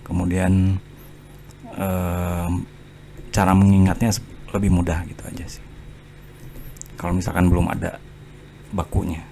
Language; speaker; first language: Indonesian; native; Indonesian